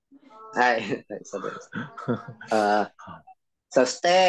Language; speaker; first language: Japanese; non-native, learner; Indonesian